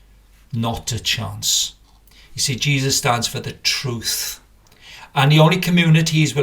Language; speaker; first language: English; native; English